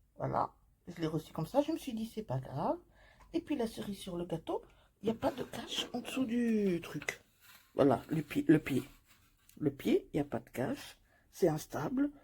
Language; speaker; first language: French; non-native, fluent; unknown